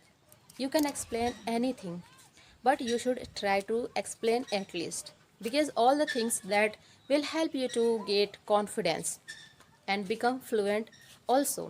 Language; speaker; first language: English; non-native, learner; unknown